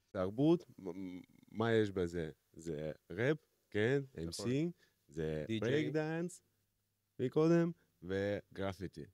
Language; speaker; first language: Hebrew; non-native, fluent; Russian